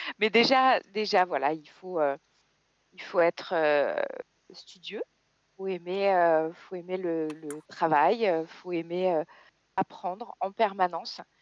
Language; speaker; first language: French; native; French